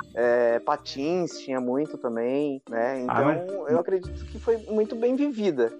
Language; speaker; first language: Portuguese; native; Portuguese